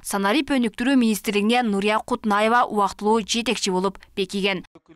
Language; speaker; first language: Kyrgyz; native; Kyrgyz